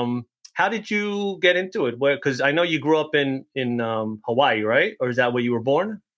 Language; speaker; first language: English; native; English